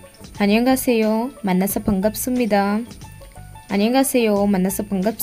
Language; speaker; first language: Korean; non-native, learner; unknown